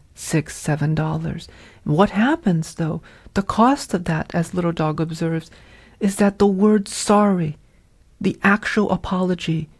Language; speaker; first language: English; early bilingual, other home language; Vietnamese